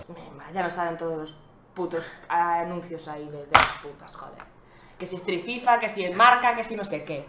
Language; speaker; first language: Spanish; native; Spanish